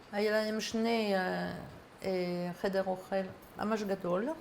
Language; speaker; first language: Hebrew; non-native, fluent; French